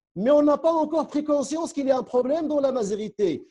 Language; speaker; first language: French; non-native, local second language; Central Atlas Tamazight